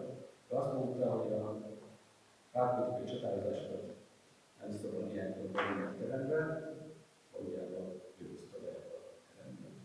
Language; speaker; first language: Hungarian; native; Hungarian